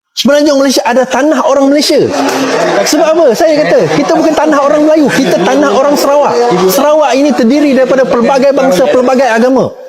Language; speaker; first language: Malay; non-native, local second language; Chinese